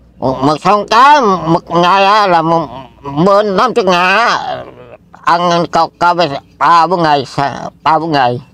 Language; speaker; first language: Vietnamese; non-native, local second language; Eastern Cham